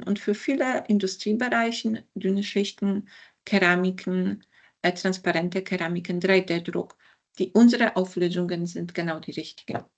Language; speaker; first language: German; non-native, fluent; Polish